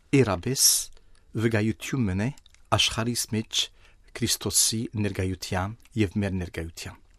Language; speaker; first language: Armenian; early bilingual, heritage; Armenian